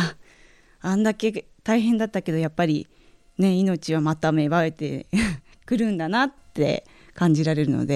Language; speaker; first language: Japanese; native; Japanese